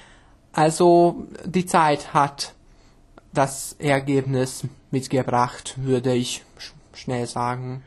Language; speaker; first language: German; non-native, local second language; Hungarian